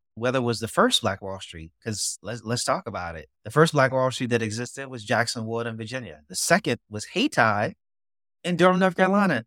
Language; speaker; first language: English; native; English